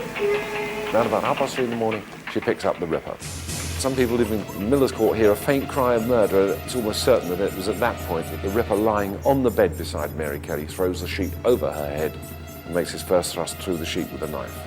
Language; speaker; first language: English; native; English